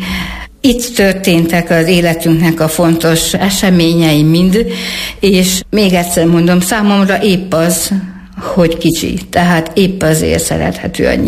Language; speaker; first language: Hungarian; native; Hungarian